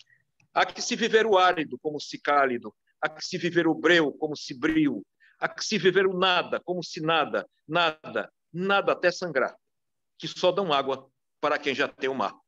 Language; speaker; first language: Portuguese; native; Portuguese